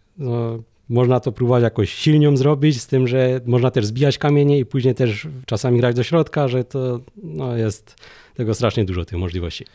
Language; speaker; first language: Polish; native; Polish